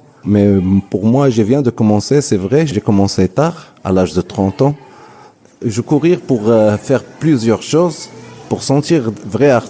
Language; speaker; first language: French; non-native, local second language; Arabic